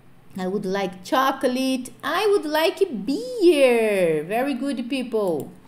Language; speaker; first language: English; non-native, fluent; Portuguese